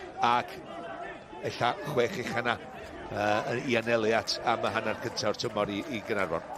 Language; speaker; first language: Welsh; native; Welsh